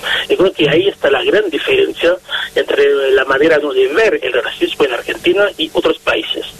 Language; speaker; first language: Spanish; non-native, fluent; Haitian Creole